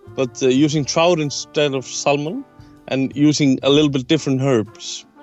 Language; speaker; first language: English; non-native, fluent; Icelandic